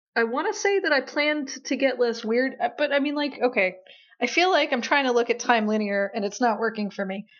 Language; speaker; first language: English; native; English